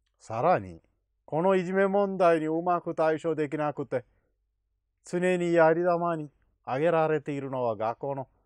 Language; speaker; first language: Japanese; non-native, fluent; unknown